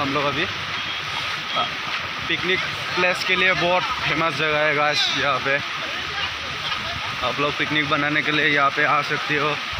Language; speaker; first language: Hindi; non-native, local second language; Assamese